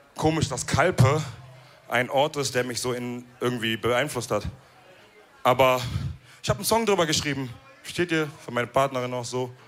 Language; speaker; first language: German; early bilingual, other home language; Wolof